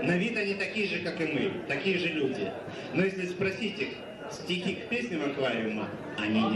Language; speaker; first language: Russian; native; Russian